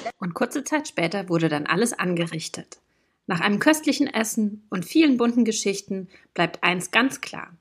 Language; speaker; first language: German; native; German